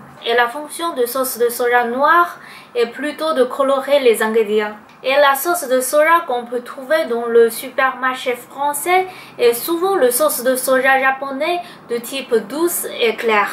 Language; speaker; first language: French; non-native, fluent; Chinese